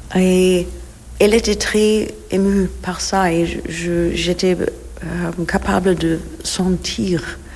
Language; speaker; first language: French; non-native, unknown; German